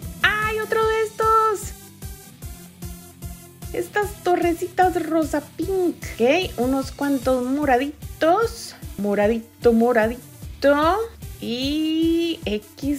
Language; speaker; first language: Spanish; native; Spanish